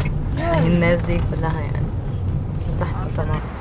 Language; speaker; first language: Arabic; native; Arabic